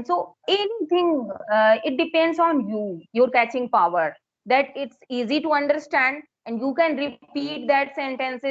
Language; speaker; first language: English; non-native, local second language; Hindi